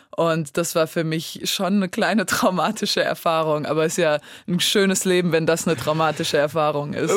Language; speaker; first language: German; non-native, local second language; Serbian